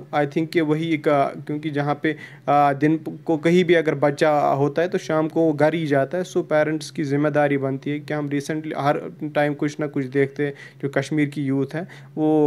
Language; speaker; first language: Hindi; non-native, local second language; Kashmiri